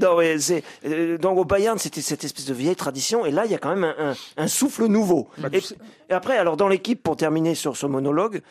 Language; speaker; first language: French; native; French